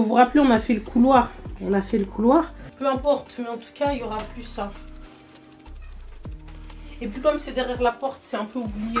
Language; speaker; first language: French; native; French